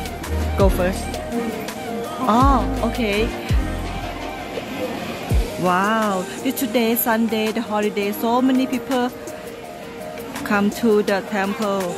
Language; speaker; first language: English; non-native, learner; Thai